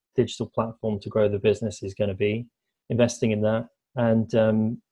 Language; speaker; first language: English; native; English